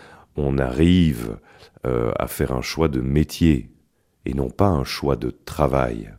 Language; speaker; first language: French; native; French